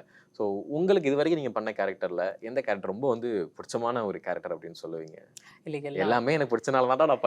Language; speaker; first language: Tamil; native; Tamil